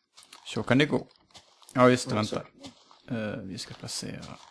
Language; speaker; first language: Swedish; native; Swedish